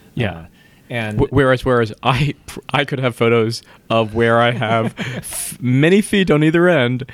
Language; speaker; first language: English; native; English